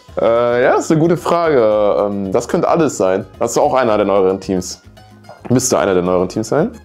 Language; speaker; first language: German; native; German